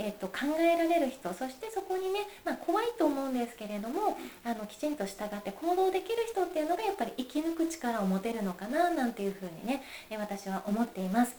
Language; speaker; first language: Japanese; native; Japanese